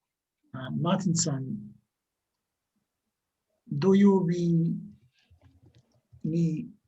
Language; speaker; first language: Japanese; non-native, learner; English